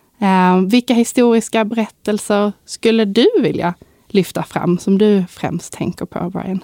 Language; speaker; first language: Swedish; native; Swedish